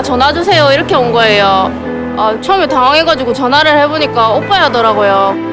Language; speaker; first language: Korean; native; Korean